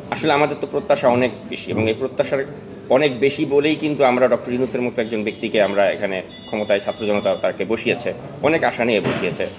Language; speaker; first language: Bangla; native; Bangla